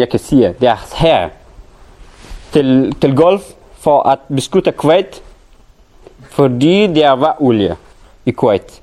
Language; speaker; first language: Danish; non-native, learner; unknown